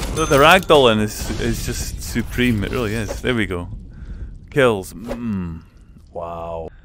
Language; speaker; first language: English; native; English